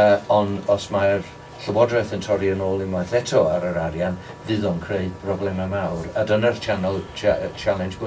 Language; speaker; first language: Welsh; non-native, local second language; English